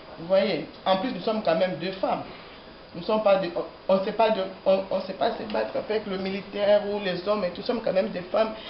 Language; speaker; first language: French; non-native, local second language; Lingala